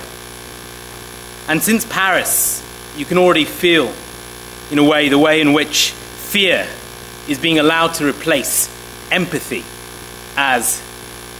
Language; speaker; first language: English; native; English